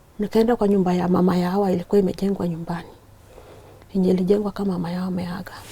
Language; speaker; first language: Swahili; non-native, local second language; Luo (Kenya and Tanzania)